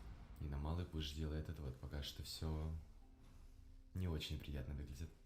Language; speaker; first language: Russian; native; Russian